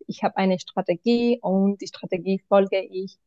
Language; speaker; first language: German; non-native, fluent; Spanish